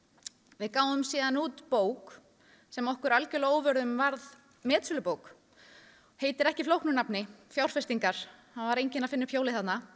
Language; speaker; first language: Icelandic; native; Icelandic